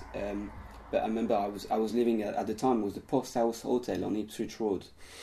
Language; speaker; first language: English; non-native, fluent; French